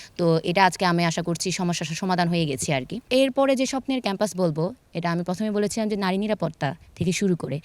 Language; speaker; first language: Bangla; non-native, local second language; Chakma